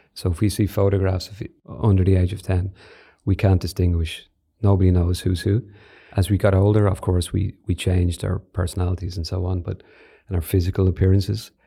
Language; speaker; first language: English; native; English